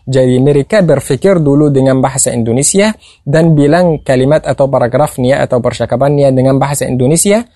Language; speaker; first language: Indonesian; non-native, fluent; Arabic